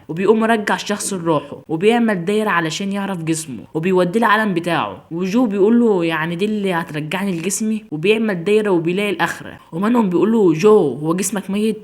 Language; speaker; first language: Arabic; native; Arabic